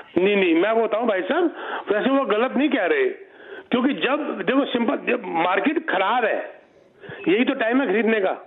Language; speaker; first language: Hindi; native; Hindi